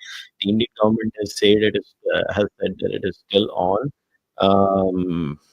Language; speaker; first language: English; non-native, local second language; Hindi